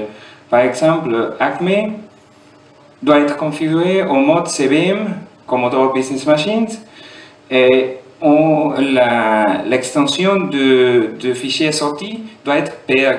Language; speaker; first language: French; non-native, fluent; German